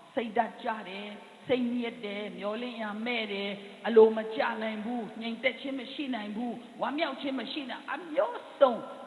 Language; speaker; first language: Burmese; non-native, local second language; Tedim Chin